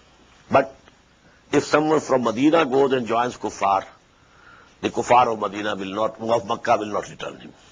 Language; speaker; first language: English; non-native, local second language; Urdu